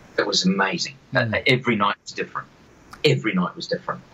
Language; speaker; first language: English; native; English